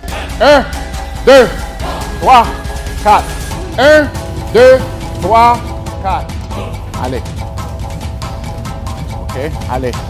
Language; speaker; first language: French; non-native, learner; Haitian Creole